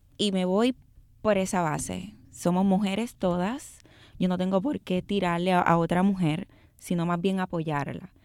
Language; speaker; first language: Spanish; native; Spanish